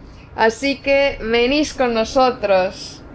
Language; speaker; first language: Spanish; non-native, fluent; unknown